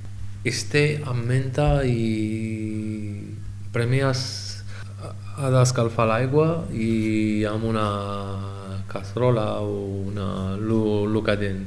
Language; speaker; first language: Catalan; non-native, learner; Arabic